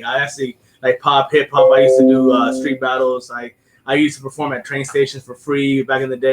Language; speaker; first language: English; native; English